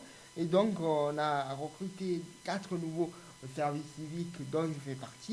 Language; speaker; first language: French; native; French